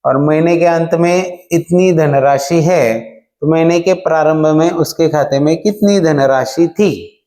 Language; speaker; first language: Hindi; non-native, local second language; Marathi